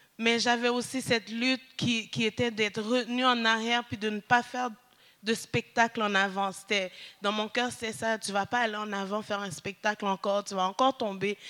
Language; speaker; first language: French; early bilingual, other home language; Haitian Creole